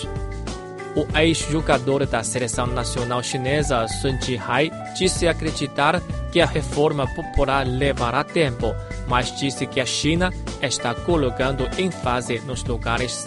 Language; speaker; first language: Portuguese; non-native, fluent; Chinese